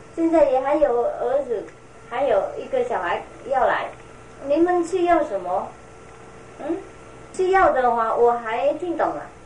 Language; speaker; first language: Chinese; non-native, fluent; Vietnamese